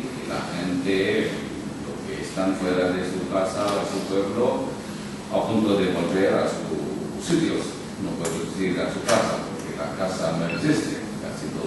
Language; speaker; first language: Spanish; non-native, local second language; Urdu